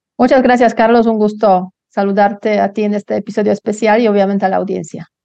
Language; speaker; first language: Spanish; non-native, fluent; Polish